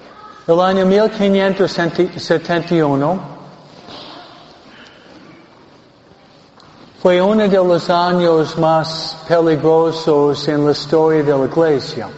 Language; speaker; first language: Spanish; non-native, fluent; English